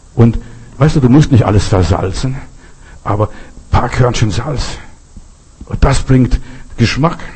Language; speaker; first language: German; native; German